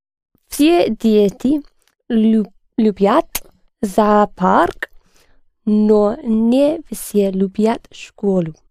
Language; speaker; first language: Russian; non-native, learner; English